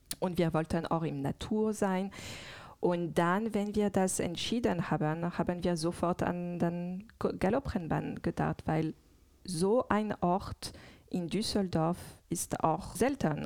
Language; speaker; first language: German; non-native, fluent; French